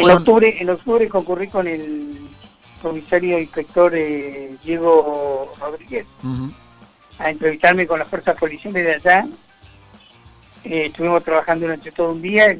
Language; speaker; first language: Spanish; native; Spanish